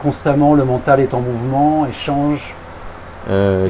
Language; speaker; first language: French; native; French